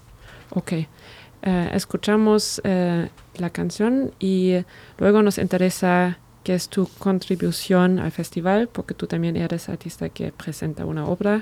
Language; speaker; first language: Spanish; non-native, fluent; German